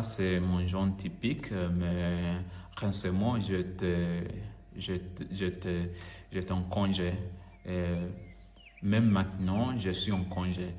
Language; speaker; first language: French; non-native, learner; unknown